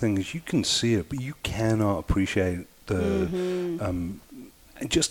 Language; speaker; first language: English; native; English